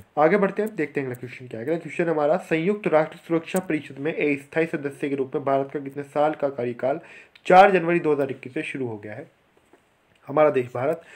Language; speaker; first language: Hindi; native; Hindi